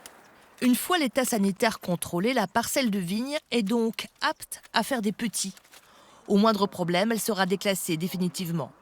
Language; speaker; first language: French; native; French